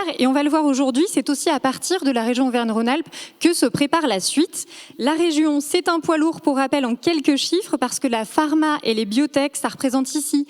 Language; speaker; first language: French; native; French